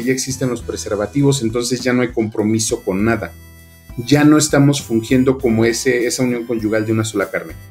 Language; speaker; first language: Spanish; native; Spanish